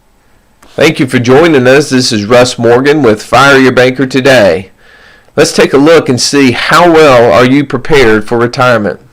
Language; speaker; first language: English; native; English